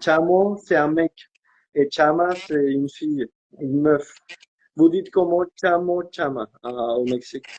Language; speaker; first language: French; non-native, fluent; Spanish